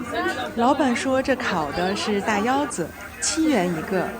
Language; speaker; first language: Chinese; native; Chinese